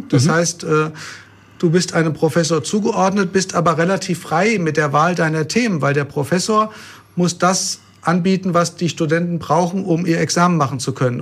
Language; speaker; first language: German; native; German